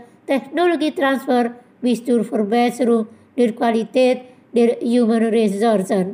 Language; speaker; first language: German; non-native, fluent; Indonesian